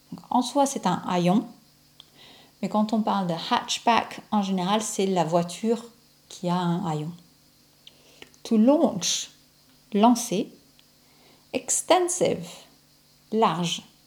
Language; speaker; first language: French; native; French